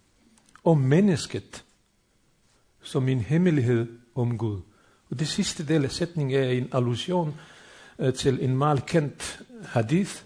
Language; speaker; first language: Swedish; non-native, fluent; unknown